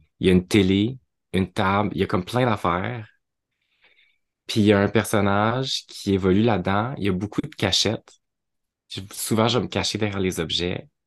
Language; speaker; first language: French; native; French